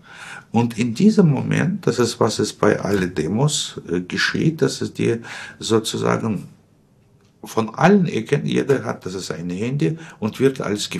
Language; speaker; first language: German; non-native, fluent; Russian